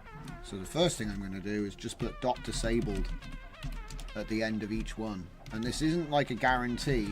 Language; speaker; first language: English; native; English